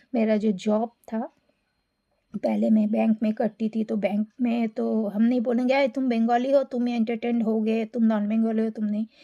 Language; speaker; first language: Hindi; non-native, local second language; Bangla